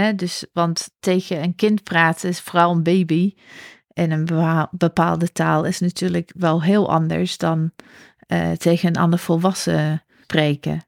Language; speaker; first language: Dutch; non-native, fluent; English